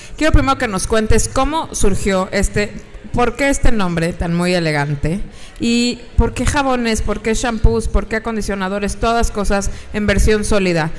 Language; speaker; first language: Spanish; native; Spanish